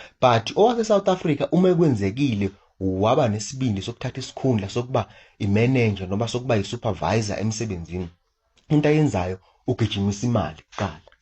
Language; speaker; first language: Zulu; native; Zulu